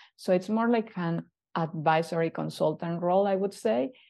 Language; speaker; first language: English; non-native, fluent; Spanish